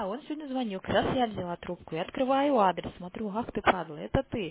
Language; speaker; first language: Russian; native; Russian